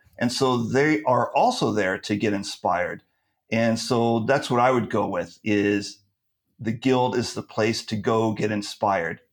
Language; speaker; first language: English; native; English